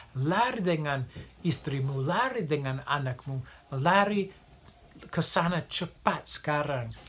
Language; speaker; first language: Indonesian; non-native, fluent; English